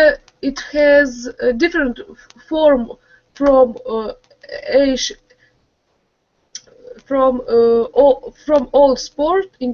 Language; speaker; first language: English; non-native, learner; Russian